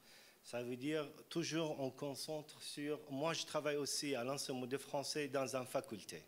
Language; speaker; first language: French; non-native, fluent; Arabic